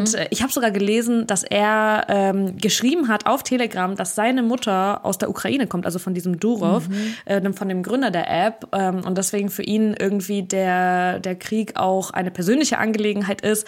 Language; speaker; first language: German; early bilingual, other home language; Russian